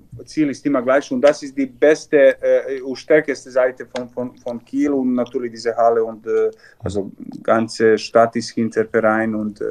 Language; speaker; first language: German; non-native, learner; Serbian